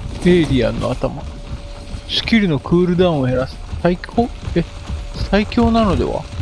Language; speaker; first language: Japanese; native; Japanese